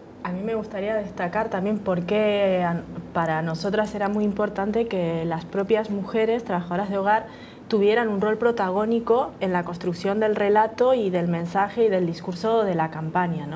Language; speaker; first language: Spanish; native; Spanish